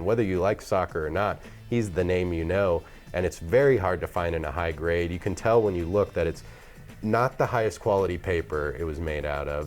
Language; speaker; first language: English; native; English